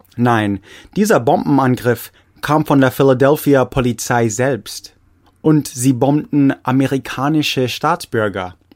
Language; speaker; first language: German; non-native, fluent; English